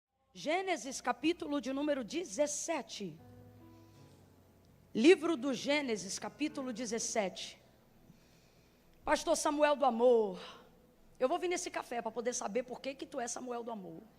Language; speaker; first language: Portuguese; native; Portuguese